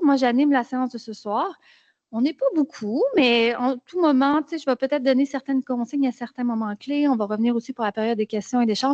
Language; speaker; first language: French; native; French